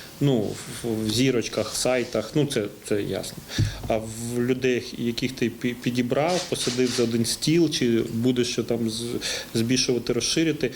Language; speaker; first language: Ukrainian; native; Ukrainian